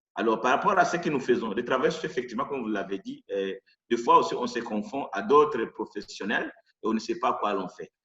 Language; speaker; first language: French; non-native, local second language; Rundi